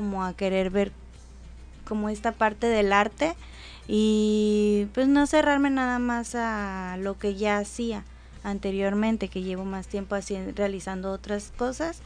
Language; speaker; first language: Spanish; native; Spanish